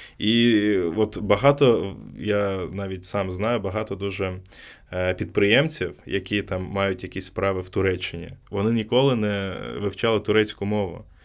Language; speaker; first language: Ukrainian; non-native, local second language; Crimean Tatar